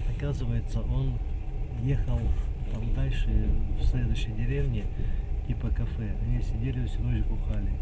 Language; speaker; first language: Russian; native; Russian